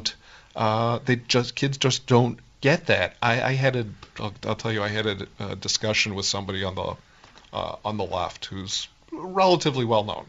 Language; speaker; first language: English; native; English